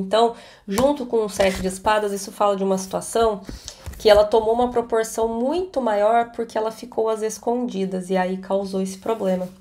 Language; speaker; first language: Portuguese; native; Portuguese